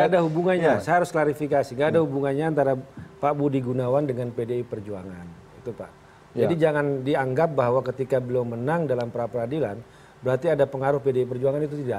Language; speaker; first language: Indonesian; native; Indonesian